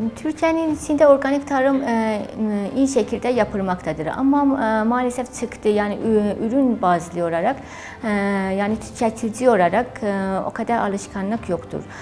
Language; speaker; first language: Turkish; non-native, fluent; Azerbaijani